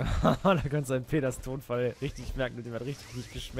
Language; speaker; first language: German; native; German